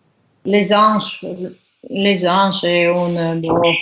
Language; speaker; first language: French; non-native, learner; Russian